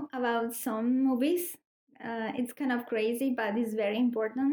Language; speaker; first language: English; non-native, learner; Spanish